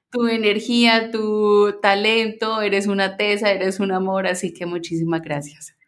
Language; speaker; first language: Spanish; early bilingual, heritage; Spanish